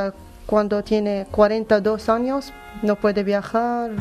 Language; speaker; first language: Spanish; non-native, learner; Arabic